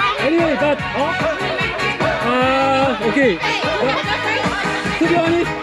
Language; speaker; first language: English; non-native, learner; Korean